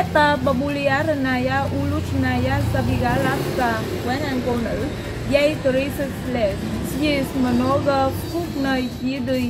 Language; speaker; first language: Russian; non-native, learner; Vietnamese